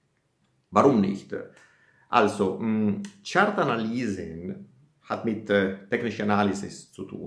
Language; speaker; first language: German; non-native, fluent; Italian